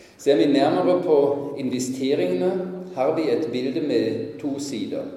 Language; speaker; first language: Norwegian; non-native, fluent; German